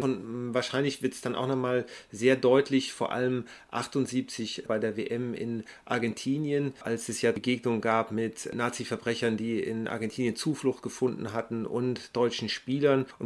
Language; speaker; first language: German; native; German